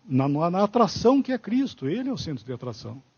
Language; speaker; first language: Portuguese; native; Portuguese